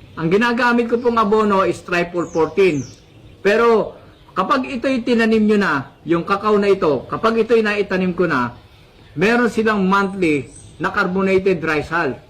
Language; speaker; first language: Filipino; non-native, local second language; Cebuano